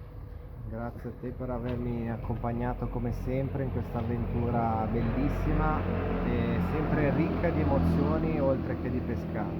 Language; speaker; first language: Italian; native; Italian